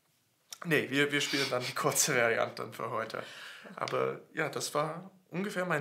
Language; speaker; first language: German; non-native, fluent; English